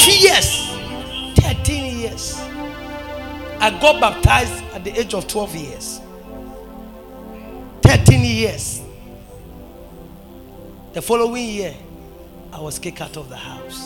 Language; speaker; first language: English; non-native, local second language; Akan